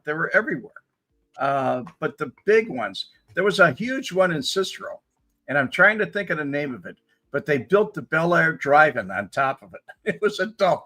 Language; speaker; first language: English; native; English